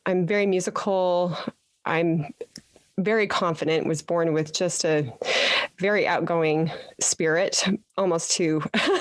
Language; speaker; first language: English; native; English